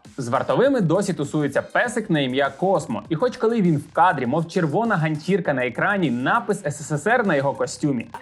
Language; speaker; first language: Ukrainian; non-native, local second language; Russian